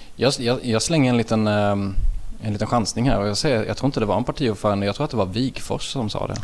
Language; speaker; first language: Swedish; native; Swedish